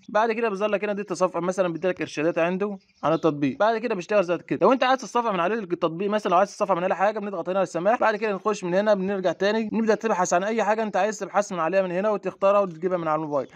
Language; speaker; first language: Arabic; native; Arabic